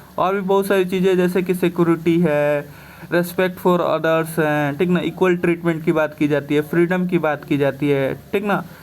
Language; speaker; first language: Hindi; native; Hindi